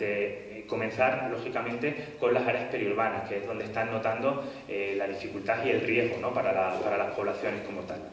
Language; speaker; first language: Spanish; native; Spanish